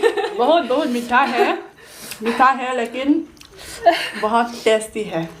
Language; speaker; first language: Hindi; non-native, local second language; Telugu